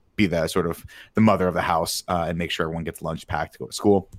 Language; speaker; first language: English; native; English